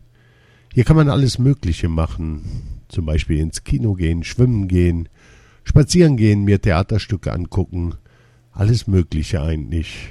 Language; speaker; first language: German; early bilingual, other home language; Turkish